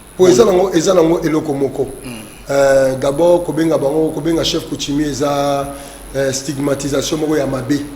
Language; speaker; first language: Lingala; non-native, local second language; Kongo